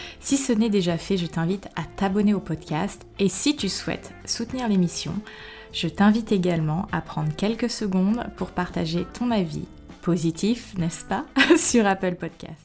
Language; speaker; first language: French; native; French